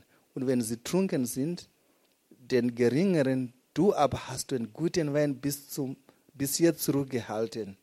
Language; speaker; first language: German; non-native, fluent; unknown